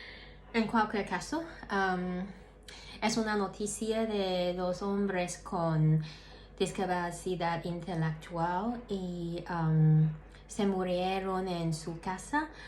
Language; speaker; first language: Spanish; non-native, learner; Cantonese